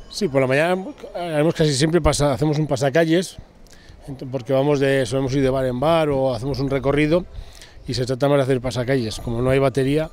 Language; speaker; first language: Spanish; native; Spanish